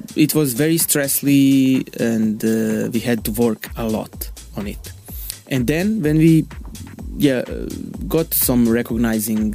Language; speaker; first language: English; non-native, learner; Bosnian